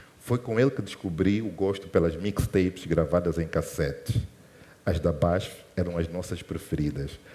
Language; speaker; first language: Portuguese; native; Portuguese